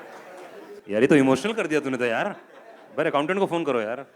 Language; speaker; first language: Hindi; native; Hindi